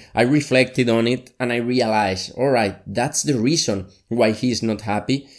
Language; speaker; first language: English; non-native, fluent; Spanish